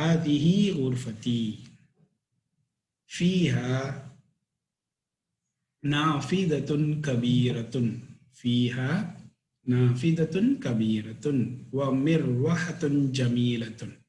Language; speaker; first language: Arabic; non-native, fluent; Tamil